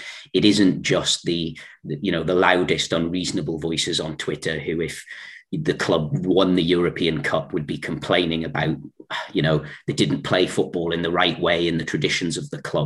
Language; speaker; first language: English; native; English